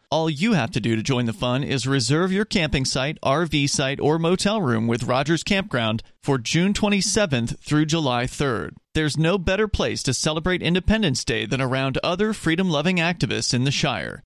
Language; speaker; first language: English; native; English